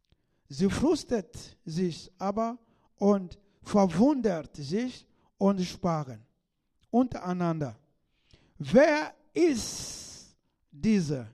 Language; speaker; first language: German; non-native, learner; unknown